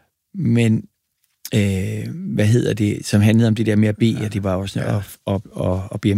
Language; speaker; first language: Danish; native; Danish